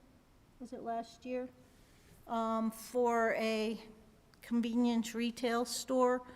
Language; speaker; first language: English; native; English